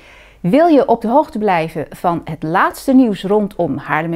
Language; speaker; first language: Dutch; native; Dutch